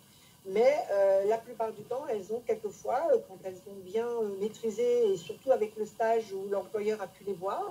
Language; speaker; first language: French; native; French